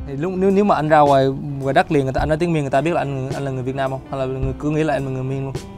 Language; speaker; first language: Vietnamese; early bilingual, heritage; Vietnamese